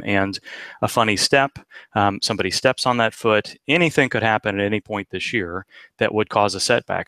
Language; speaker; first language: English; native; English